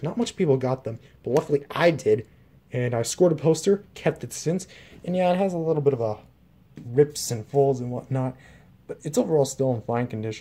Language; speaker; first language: English; native; English